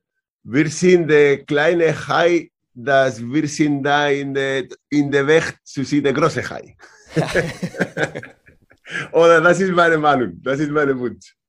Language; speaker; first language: German; non-native, learner; Spanish